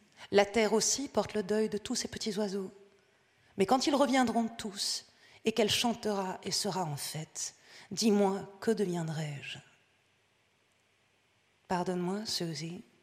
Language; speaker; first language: French; early bilingual, heritage; French